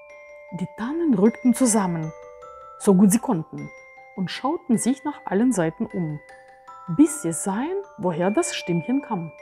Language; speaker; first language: German; native; German